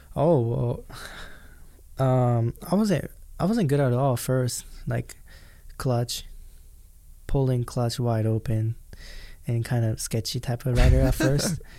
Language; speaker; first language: English; non-native, fluent; Japanese